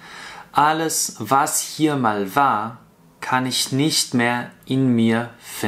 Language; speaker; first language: German; non-native, fluent; Russian